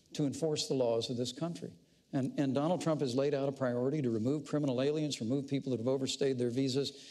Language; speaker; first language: English; native; English